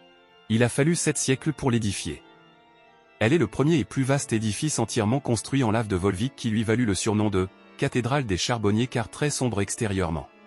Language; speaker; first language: French; native; French